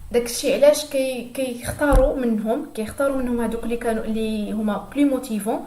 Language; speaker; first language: Arabic; native; Arabic